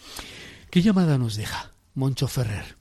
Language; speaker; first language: Spanish; native; Spanish